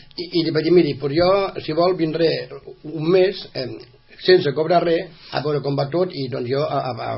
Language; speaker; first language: Catalan; native; Catalan